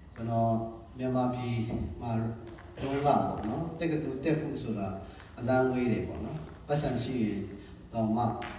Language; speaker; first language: Burmese; non-native, local second language; Tedim Chin